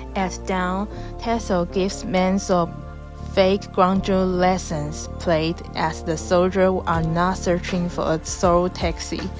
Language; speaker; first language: English; non-native, learner; Chinese